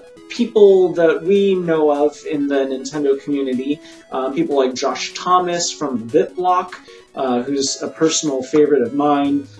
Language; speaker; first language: English; native; English